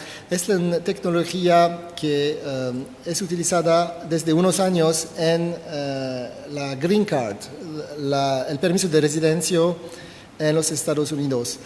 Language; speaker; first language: Spanish; non-native, fluent; French